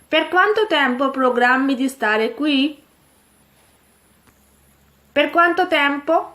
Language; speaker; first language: Italian; non-native, fluent; Urdu